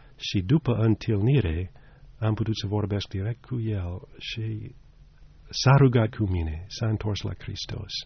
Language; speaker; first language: Romanian; non-native, fluent; English